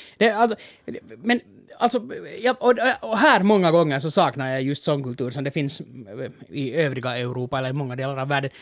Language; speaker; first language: Swedish; native; Swedish